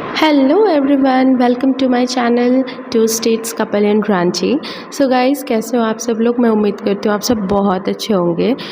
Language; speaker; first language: Hindi; non-native, local second language; Malayalam